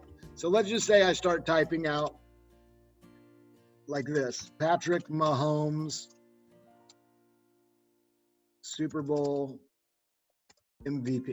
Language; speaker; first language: English; native; English